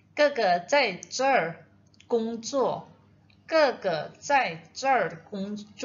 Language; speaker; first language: Chinese; non-native, fluent; Indonesian